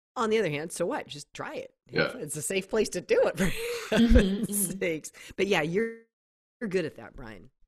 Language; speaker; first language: English; native; English